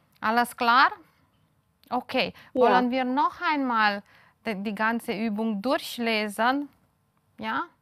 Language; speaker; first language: German; non-native, fluent; Romanian